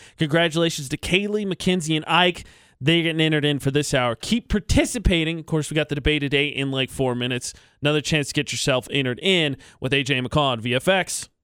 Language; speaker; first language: English; native; English